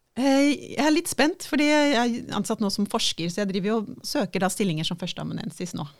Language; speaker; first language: Norwegian; native; Norwegian